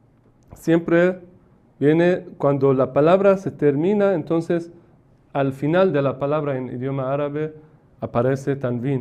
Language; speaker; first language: Spanish; non-native, fluent; Persian